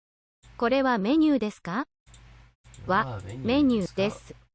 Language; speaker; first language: Japanese; non-native, learner; English